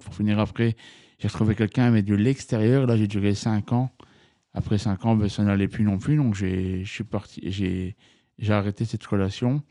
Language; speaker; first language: French; native; French